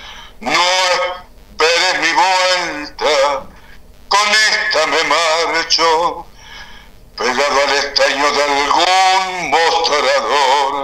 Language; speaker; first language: Spanish; native; Spanish